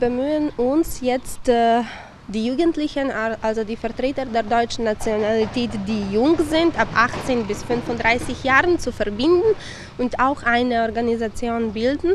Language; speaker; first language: German; non-native, fluent; Ukrainian